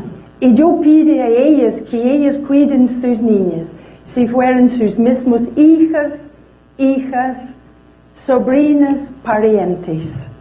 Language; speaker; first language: Spanish; non-native, fluent; English